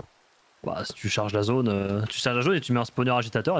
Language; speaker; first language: French; native; French